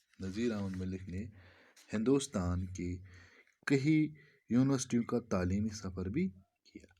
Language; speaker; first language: Urdu; non-native, local second language; Kashmiri